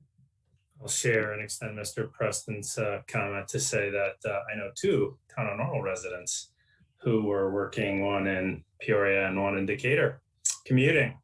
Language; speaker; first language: English; native; English